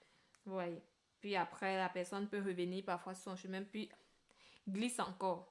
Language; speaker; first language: French; native; French